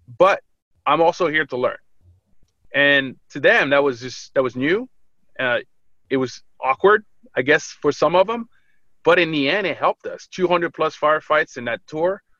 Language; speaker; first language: English; early bilingual, other home language; French